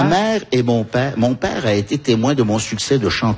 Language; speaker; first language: French; early bilingual, heritage; French